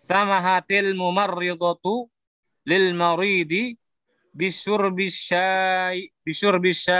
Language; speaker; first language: Indonesian; native; Indonesian